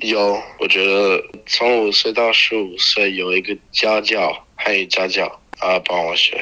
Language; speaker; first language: Chinese; non-native, learner; English